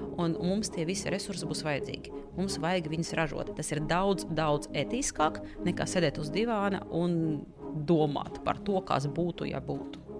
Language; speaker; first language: Latvian; non-native, local second language; Russian